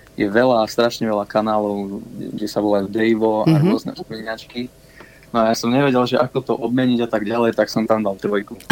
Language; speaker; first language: Slovak; native; Slovak